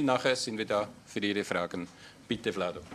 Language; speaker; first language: German; native; German